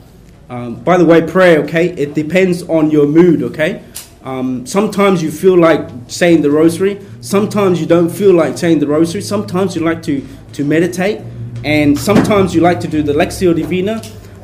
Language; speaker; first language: English; native; English